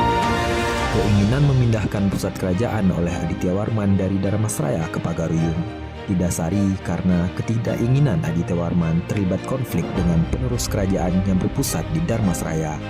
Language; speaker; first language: Malay; native; Malay